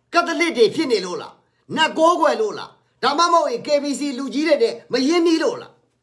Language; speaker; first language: Burmese; non-native, local second language; Kachin